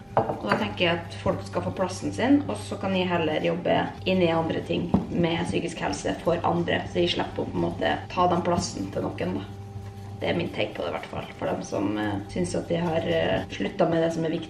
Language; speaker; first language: Norwegian; native; Norwegian